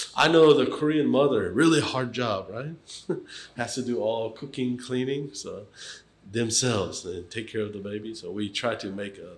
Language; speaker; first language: English; native; English